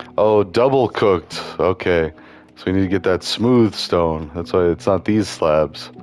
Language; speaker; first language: English; native; English